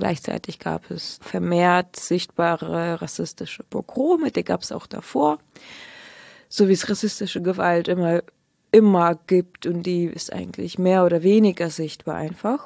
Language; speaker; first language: German; early bilingual, other home language; Russian